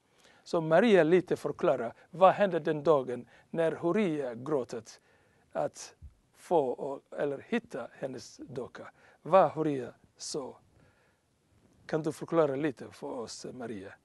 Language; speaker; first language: Swedish; non-native, learner; Somali